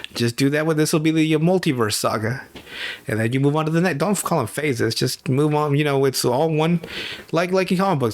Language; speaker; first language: English; native; English